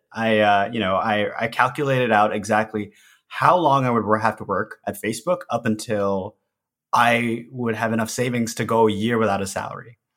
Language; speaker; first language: English; early bilingual, other home language; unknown